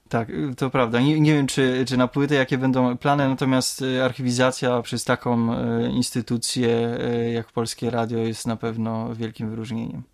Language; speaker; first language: Polish; native; Polish